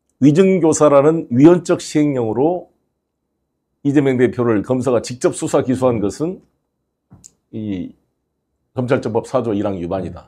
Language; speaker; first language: Korean; native; Korean